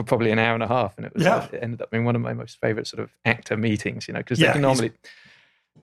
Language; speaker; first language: English; native; English